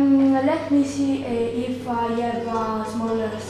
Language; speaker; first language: English; non-native, learner; Italian